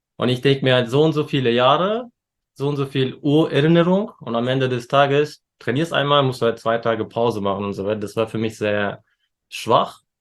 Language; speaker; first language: German; early bilingual, other home language; Turkish